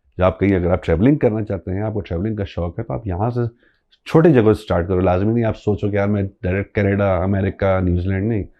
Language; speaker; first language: Urdu; non-native, local second language; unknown